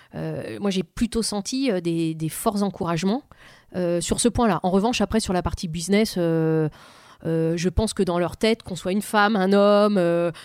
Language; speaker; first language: French; native; French